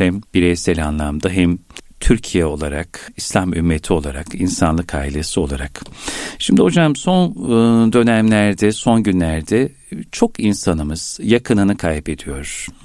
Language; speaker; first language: Turkish; native; Turkish